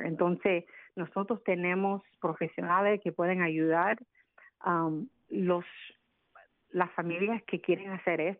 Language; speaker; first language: Spanish; early bilingual, other home language; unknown